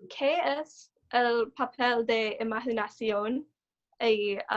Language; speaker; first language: Spanish; non-native, learner; English